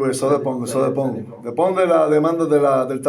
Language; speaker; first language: French; non-native, learner; Spanish